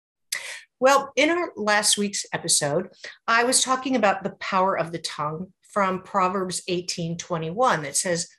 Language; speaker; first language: English; native; English